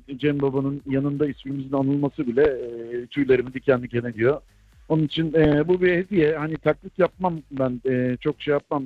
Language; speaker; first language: Turkish; native; Turkish